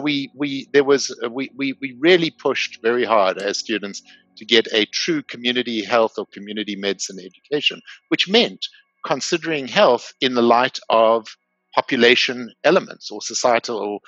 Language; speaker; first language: English; native; English